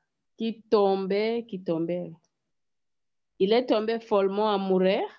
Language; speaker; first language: French; non-native, learner; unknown